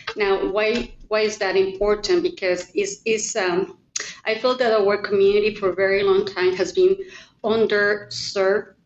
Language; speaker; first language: English; non-native, fluent; Spanish